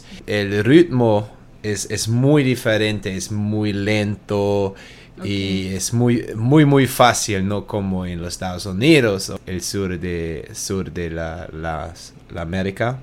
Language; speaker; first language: Spanish; non-native, learner; German